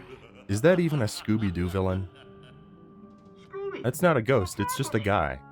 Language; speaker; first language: English; native; English